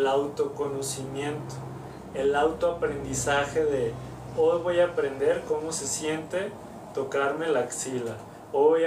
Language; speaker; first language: Spanish; native; Spanish